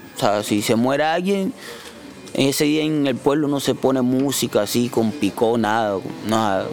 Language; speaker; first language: Spanish; native; Spanish